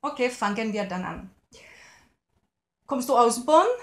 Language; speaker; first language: German; non-native, fluent; Hungarian